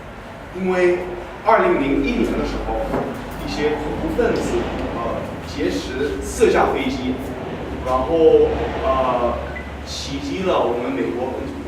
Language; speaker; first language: Chinese; non-native, fluent; English